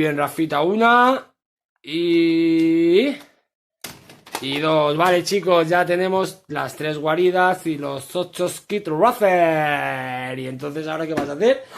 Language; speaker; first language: Spanish; native; Spanish